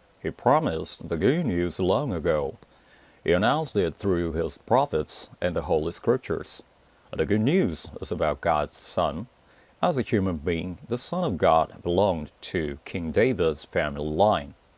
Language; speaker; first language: English; non-native, fluent; Korean